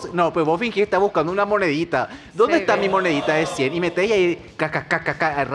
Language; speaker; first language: Spanish; native; Spanish